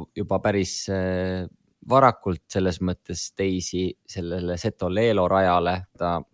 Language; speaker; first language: Estonian; native; Estonian